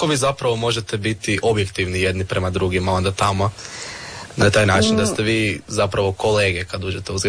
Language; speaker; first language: Serbian; native; Serbian